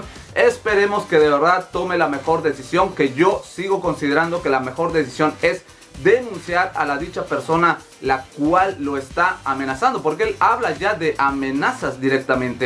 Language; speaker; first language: Spanish; native; Spanish